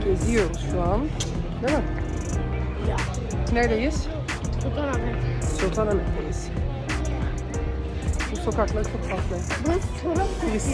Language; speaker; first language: Turkish; early bilingual, heritage; Turkish